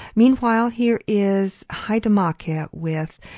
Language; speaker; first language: English; early bilingual, other home language; Ukrainian